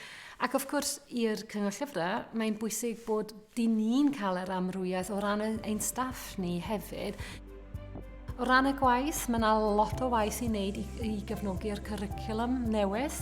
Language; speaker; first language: Welsh; non-native, fluent; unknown